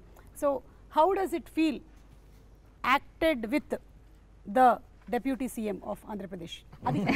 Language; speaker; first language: Telugu; native; Telugu